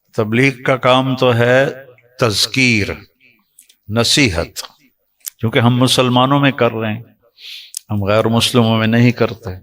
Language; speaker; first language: Urdu; non-native, local second language; Punjabi